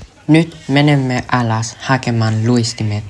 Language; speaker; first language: Finnish; non-native, learner; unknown